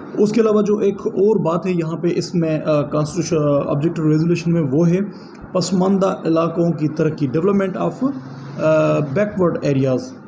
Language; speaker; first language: Urdu; non-native, local second language; Sindhi